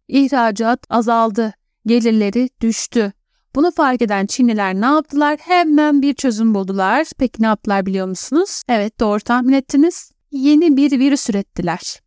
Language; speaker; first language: Turkish; native; Turkish